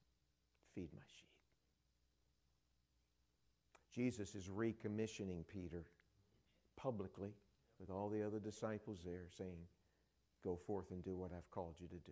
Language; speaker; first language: English; native; English